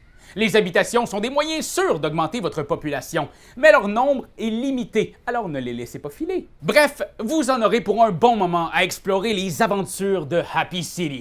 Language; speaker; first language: French; native; French